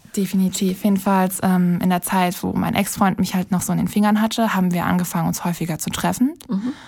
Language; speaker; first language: German; native; German